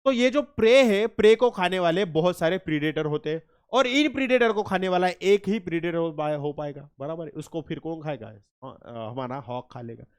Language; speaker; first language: Hindi; non-native, local second language; Marathi